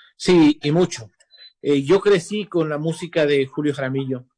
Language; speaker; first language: Spanish; native; Spanish